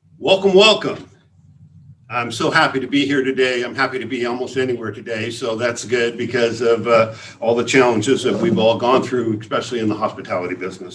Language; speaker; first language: English; native; English